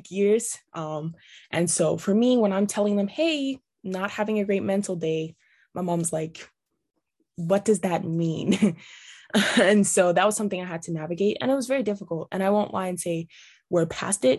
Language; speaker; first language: English; native; English